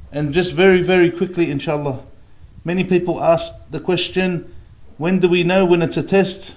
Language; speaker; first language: English; native; English